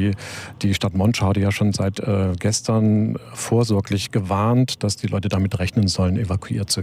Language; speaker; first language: German; native; German